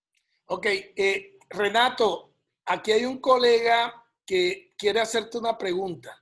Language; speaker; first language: Spanish; native; Spanish